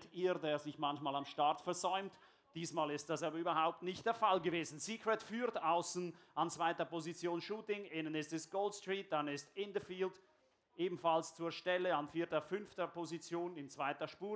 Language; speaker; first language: German; native; German